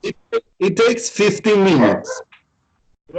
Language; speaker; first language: English; non-native, learner; Spanish